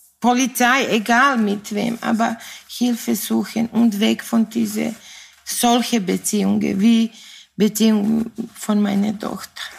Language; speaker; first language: German; non-native, fluent; Serbian